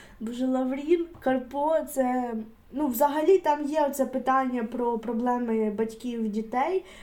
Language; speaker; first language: Ukrainian; native; Ukrainian